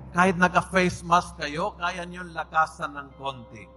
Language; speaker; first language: Filipino; non-native, fluent; Spanish